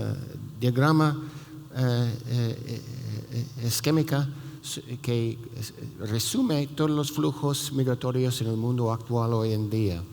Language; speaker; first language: Spanish; non-native, fluent; English